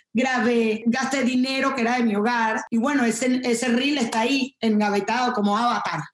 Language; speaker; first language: Spanish; native; Spanish